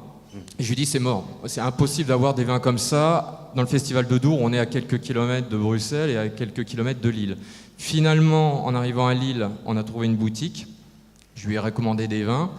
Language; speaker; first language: French; native; French